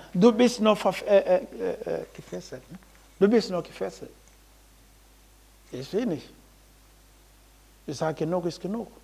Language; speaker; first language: German; non-native, learner; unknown